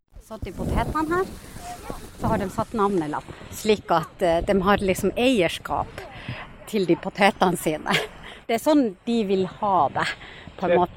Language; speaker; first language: Norwegian; non-native, fluent; Finnish